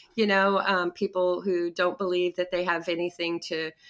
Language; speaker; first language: English; native; English